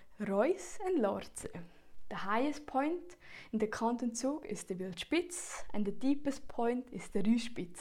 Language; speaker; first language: English; non-native, fluent; Swiss German